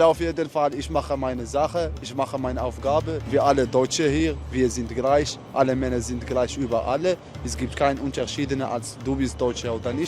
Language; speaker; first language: German; non-native, learner; Arabic